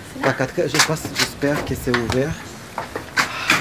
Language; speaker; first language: French; non-native, fluent; Russian